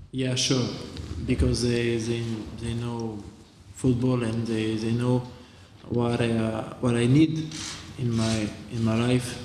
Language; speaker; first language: English; non-native, fluent; French